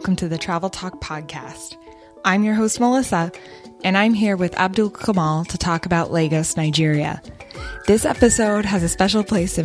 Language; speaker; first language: English; native; English